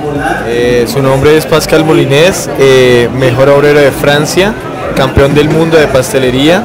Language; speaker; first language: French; non-native, learner; Spanish